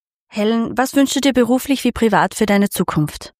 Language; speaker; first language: German; native; German